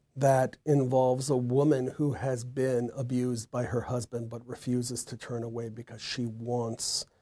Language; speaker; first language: English; native; English